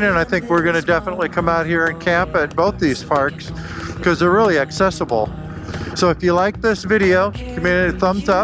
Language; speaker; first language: English; native; English